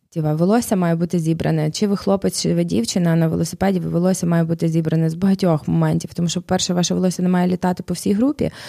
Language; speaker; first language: Ukrainian; native; Ukrainian